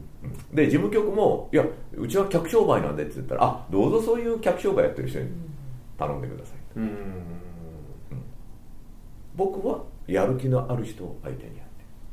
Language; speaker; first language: Japanese; native; Japanese